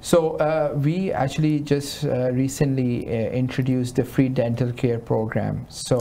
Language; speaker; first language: English; non-native, local second language; Hindi